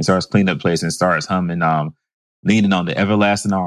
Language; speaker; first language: English; native; English